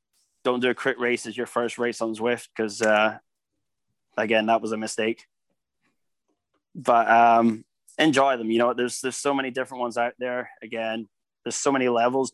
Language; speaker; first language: English; native; English